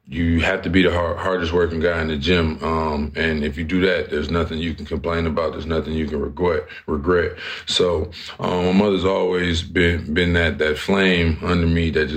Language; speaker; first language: English; native; English